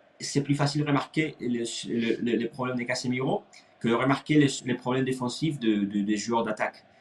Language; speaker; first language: French; non-native, fluent; Spanish